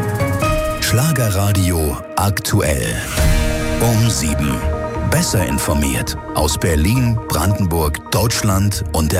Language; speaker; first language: German; native; German